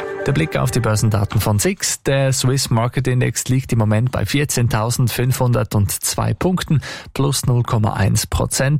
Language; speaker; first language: German; native; German